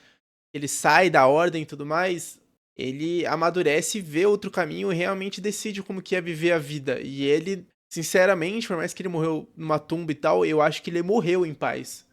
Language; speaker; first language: Portuguese; native; Portuguese